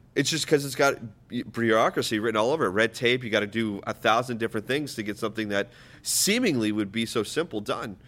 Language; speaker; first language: English; native; English